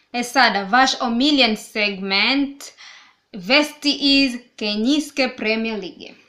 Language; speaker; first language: Serbian; non-native, learner; Swahili